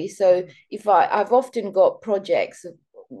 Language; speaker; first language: English; early bilingual, other home language; Seselwa Creole French